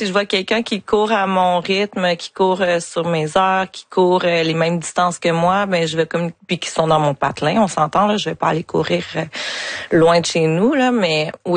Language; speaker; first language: French; native; French